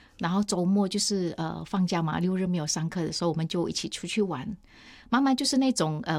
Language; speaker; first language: Chinese; non-native, fluent; Indonesian